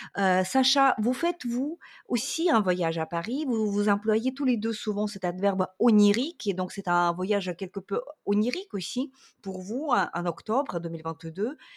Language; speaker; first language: French; non-native, fluent; Ukrainian